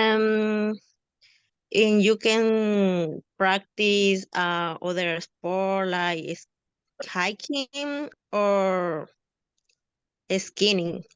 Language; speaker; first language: English; non-native, learner; Spanish